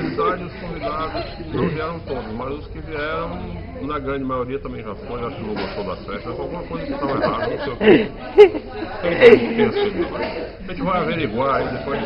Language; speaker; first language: Portuguese; native; Portuguese